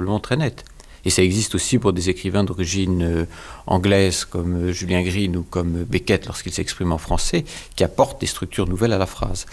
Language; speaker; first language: French; native; French